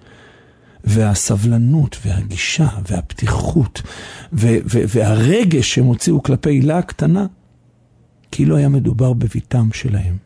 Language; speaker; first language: Hebrew; native; Hebrew